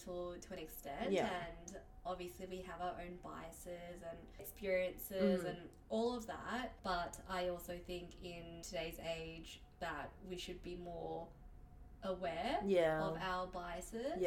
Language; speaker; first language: English; non-native, local second language; Cantonese